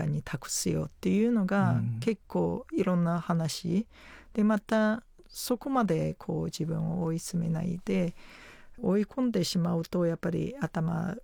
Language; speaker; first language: Japanese; non-native, fluent; Chinese